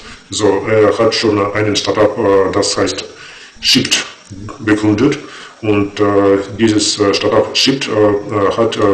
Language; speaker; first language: German; non-native, fluent; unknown